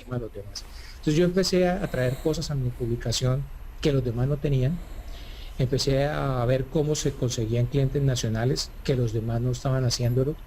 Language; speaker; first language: Spanish; native; Spanish